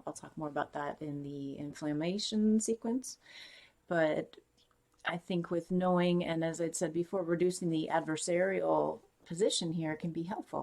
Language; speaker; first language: English; native; English